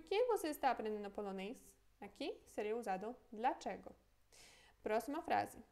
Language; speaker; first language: Portuguese; non-native, fluent; Polish